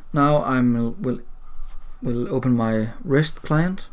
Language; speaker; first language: English; non-native, learner; Danish